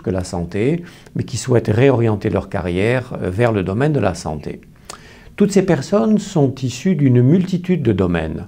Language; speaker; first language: French; native; French